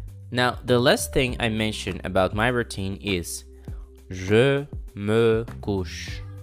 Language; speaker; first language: English; non-native, fluent; Portuguese